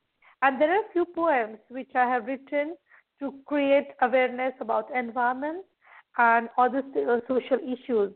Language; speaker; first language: English; non-native, local second language; Marathi